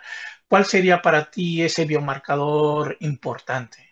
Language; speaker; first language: Spanish; native; Spanish